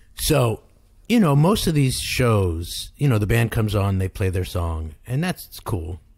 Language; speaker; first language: English; native; English